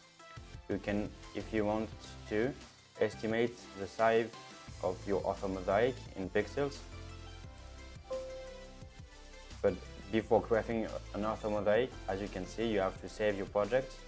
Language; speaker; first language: English; non-native, fluent; French